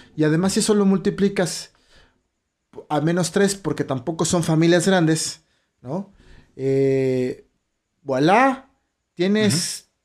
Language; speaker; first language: Spanish; native; Spanish